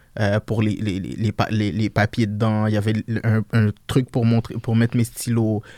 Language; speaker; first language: French; early bilingual, other home language; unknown